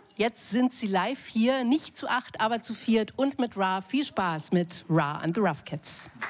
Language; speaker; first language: German; native; German